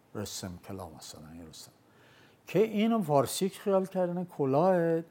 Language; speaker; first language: Persian; non-native, local second language; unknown